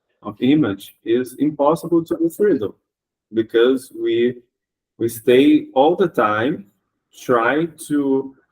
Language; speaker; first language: English; non-native, learner; Portuguese